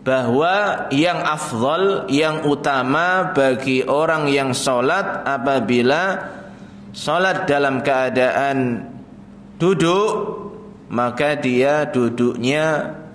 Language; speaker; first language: Indonesian; native; Indonesian